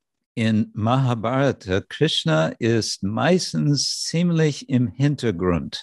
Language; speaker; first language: German; non-native, fluent; English